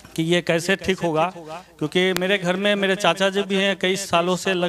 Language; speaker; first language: Hindi; native; Hindi